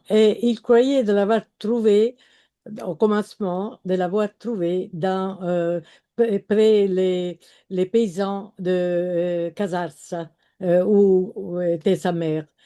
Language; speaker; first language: French; non-native, fluent; Italian